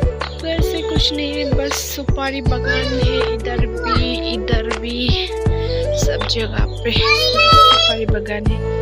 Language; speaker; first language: Hindi; non-native, local second language; Bodo